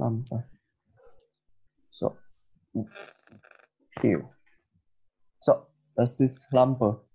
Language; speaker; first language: German; non-native, fluent; Indonesian